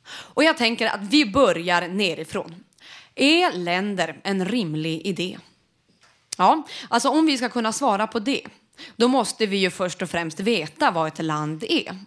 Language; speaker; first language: Swedish; native; Swedish